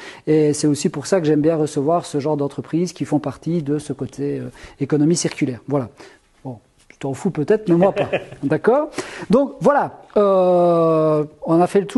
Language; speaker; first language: French; native; French